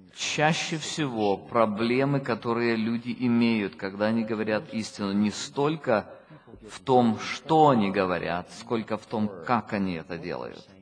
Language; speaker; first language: Russian; native; Russian